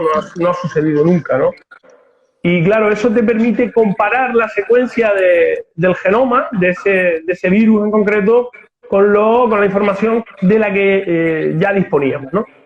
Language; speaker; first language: Spanish; native; Spanish